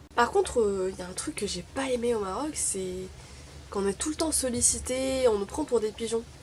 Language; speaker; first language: French; non-native, local second language; Arabic